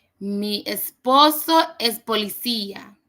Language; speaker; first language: Spanish; non-native, learner; English